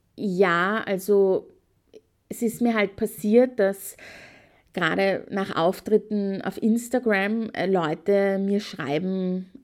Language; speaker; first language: German; native; German